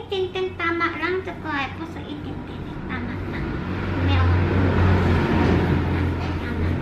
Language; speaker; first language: Filipino; non-native, learner; Indonesian